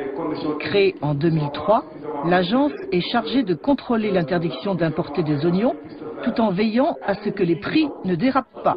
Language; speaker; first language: French; native; French